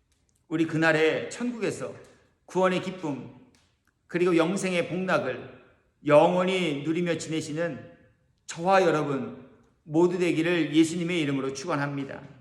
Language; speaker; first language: Korean; native; Korean